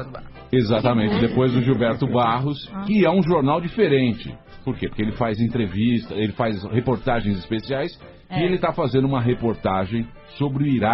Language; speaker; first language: Portuguese; native; Portuguese